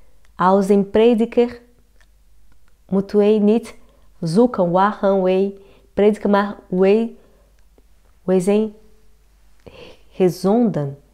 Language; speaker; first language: Dutch; non-native, learner; Portuguese